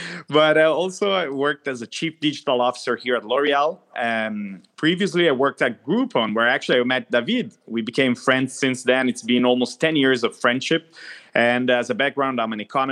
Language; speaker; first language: English; non-native, fluent; Italian